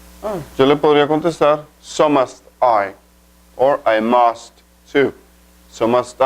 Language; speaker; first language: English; non-native, fluent; Spanish